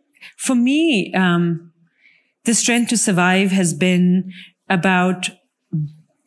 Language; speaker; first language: English; non-native, local second language; Urdu